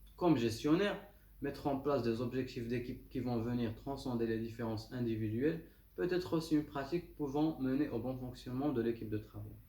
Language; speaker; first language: French; non-native, local second language; Arabic